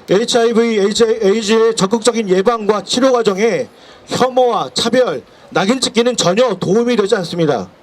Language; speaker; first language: Korean; native; Korean